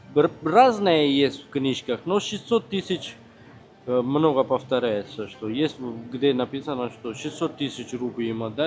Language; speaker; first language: Russian; non-native, fluent; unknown